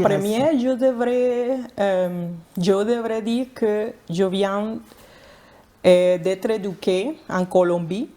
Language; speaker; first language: French; non-native, fluent; Spanish